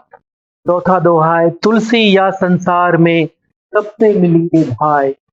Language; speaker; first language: Hindi; non-native, local second language; Telugu